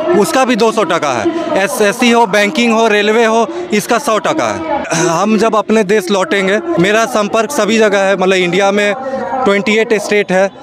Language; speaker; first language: Hindi; native; Hindi